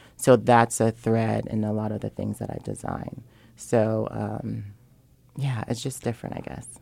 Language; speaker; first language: English; native; English